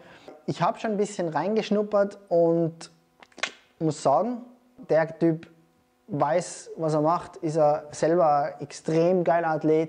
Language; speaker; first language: German; native; German